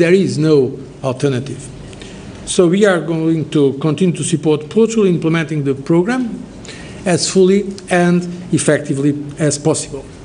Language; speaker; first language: English; non-native, fluent; Portuguese